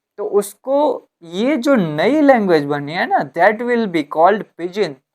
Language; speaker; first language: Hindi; non-native, local second language; Gujarati